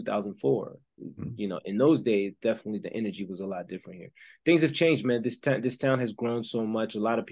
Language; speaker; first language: English; early bilingual, other home language; French